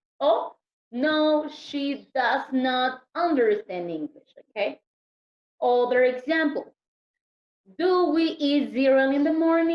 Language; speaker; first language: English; non-native, learner; Spanish